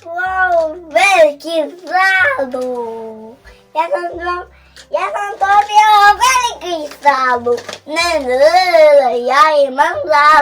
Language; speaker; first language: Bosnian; early bilingual, heritage; Serbian